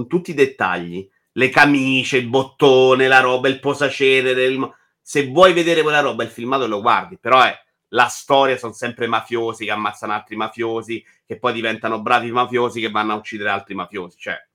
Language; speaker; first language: Italian; native; Italian